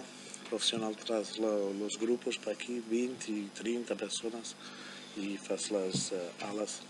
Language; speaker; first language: Spanish; non-native, learner; German